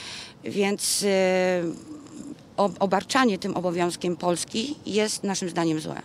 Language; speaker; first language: Polish; native; Polish